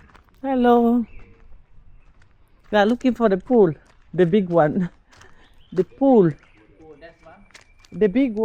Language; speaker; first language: English; non-native, learner; French